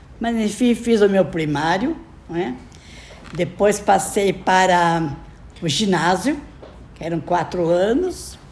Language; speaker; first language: Portuguese; native; Portuguese